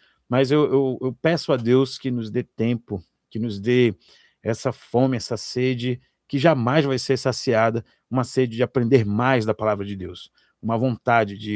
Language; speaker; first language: Portuguese; native; Portuguese